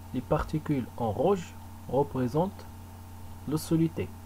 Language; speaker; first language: French; non-native, local second language; Arabic